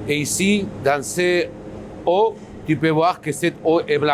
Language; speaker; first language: French; non-native, learner; Basque